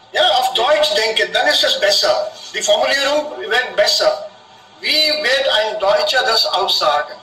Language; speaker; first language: German; non-native, fluent; Hindi